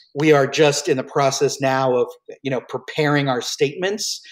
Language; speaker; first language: English; early bilingual, other home language; Hindi